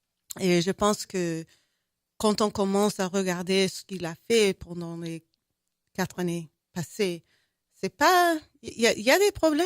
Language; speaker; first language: French; non-native, fluent; English